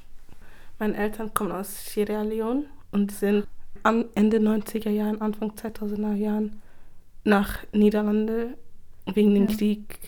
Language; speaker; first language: German; early bilingual, other home language; English